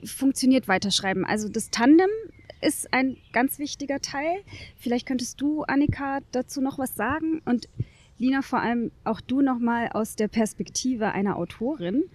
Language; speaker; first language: German; native; German